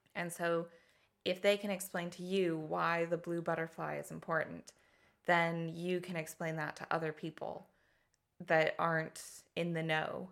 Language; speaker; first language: English; native; English